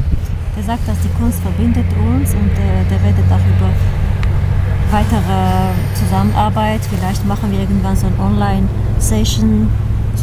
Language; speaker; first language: German; non-native, fluent; Armenian